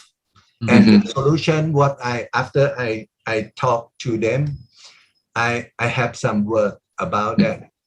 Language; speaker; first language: English; non-native, learner; Thai